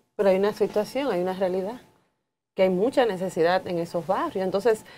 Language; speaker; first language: Spanish; native; Spanish